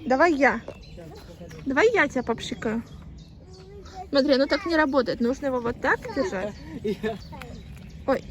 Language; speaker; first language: Russian; native; Russian